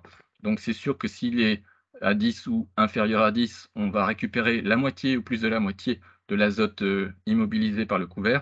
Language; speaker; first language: French; native; French